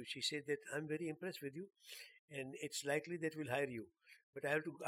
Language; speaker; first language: English; non-native, local second language; Urdu